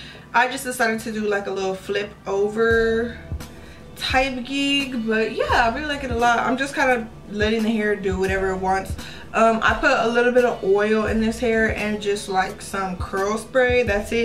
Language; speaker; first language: English; native; English